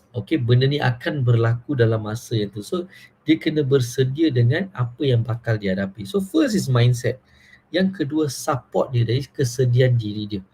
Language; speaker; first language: Malay; non-native, local second language; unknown